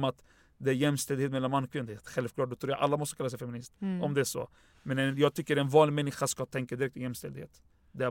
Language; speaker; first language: Swedish; non-native, fluent; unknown